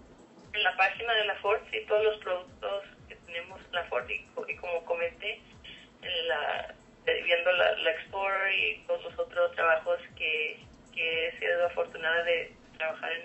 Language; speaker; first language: Spanish; early bilingual, heritage; Spanish